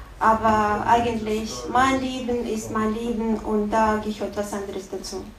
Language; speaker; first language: German; non-native, learner; Russian